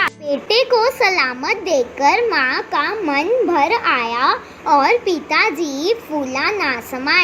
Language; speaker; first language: Hindi; native; Hindi